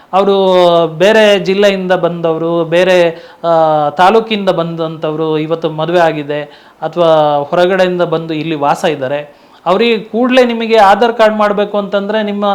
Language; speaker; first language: Kannada; non-native, local second language; Tulu